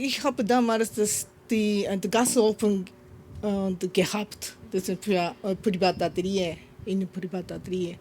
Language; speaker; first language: German; non-native, learner; Japanese